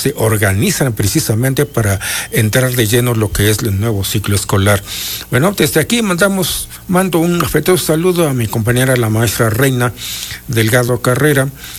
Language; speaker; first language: Spanish; non-native, local second language; Mixtepec Mixtec